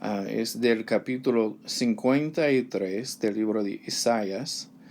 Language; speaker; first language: Spanish; non-native, learner; English